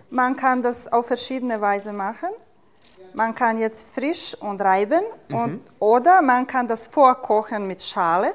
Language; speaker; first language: German; non-native, fluent; Serbian